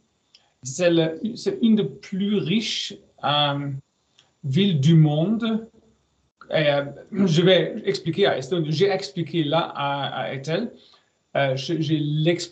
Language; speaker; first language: French; non-native, learner; German